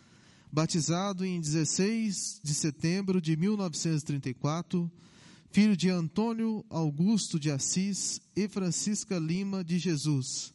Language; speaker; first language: Portuguese; native; Portuguese